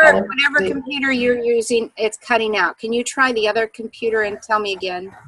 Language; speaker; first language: English; native; English